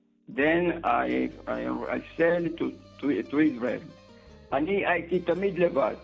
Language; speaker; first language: Hebrew; early bilingual, other home language; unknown